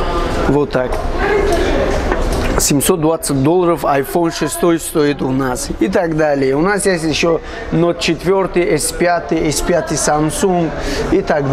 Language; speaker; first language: Russian; non-native, fluent; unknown